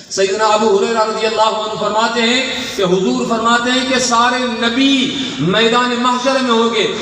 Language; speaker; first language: Urdu; non-native, local second language; Sindhi